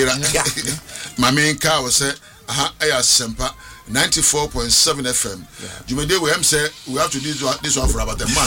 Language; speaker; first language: English; non-native, local second language; Akan